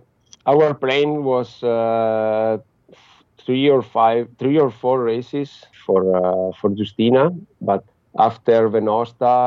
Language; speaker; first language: English; non-native, fluent; Italian